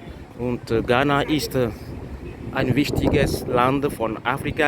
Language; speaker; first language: German; non-native, fluent; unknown